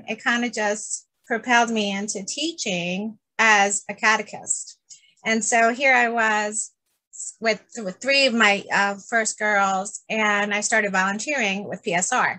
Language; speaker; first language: English; early bilingual, other home language; Spanish